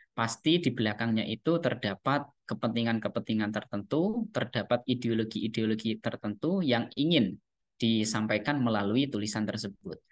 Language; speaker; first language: Indonesian; non-native, local second language; Javanese